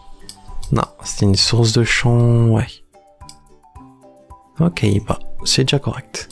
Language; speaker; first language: French; native; French